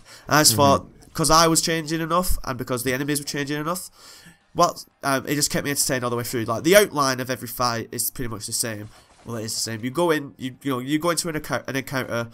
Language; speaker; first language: English; native; English